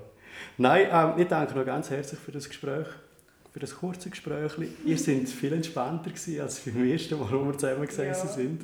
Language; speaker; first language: German; native; German